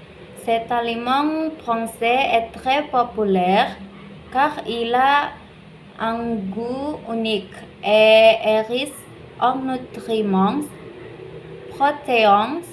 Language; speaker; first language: French; non-native, learner; Indonesian